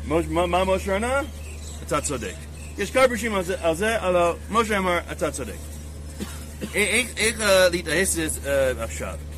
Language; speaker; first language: Hebrew; non-native, learner; English